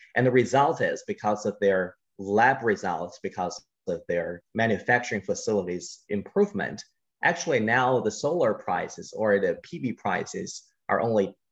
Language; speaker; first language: English; non-native, fluent; Chinese